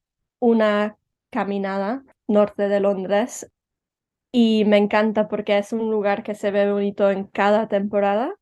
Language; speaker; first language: Spanish; early bilingual, heritage; Spanish